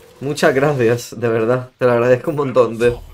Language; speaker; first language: Spanish; native; Spanish